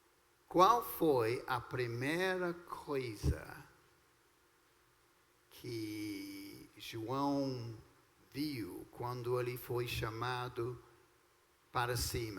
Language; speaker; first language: Portuguese; non-native, fluent; English